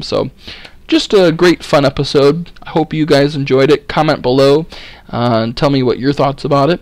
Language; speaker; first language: English; native; English